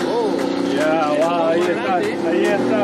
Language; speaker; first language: Spanish; non-native, learner; English